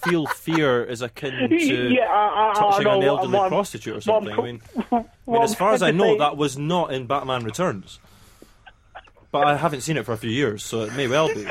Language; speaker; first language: English; native; English